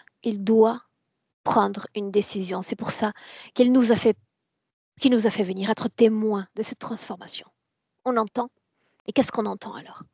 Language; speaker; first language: French; native; French